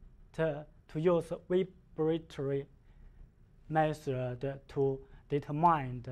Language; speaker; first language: English; non-native, learner; Chinese